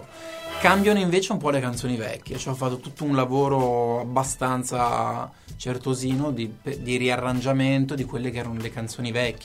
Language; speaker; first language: Italian; native; Italian